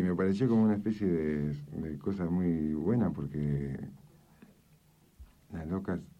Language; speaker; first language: Spanish; native; Spanish